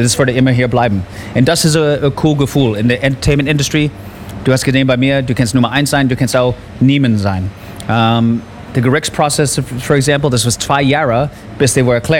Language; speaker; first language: German; non-native, learner; English